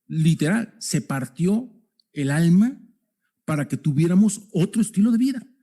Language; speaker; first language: Spanish; native; Spanish